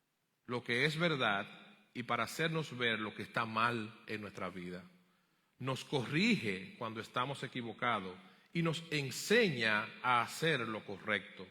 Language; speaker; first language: Spanish; native; Spanish